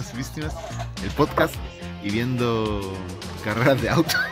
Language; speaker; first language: Spanish; native; Spanish